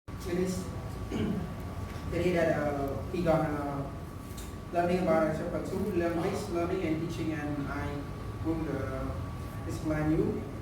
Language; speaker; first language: English; non-native, learner; Khmer